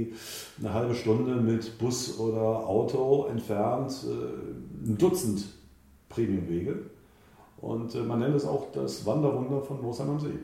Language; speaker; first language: German; native; German